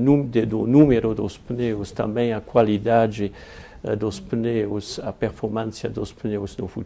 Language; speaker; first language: Portuguese; non-native, fluent; French